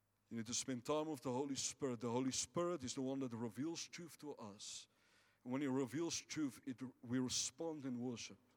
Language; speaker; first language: English; non-native, local second language; Afrikaans